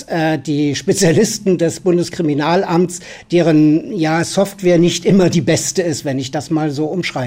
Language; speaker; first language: German; native; German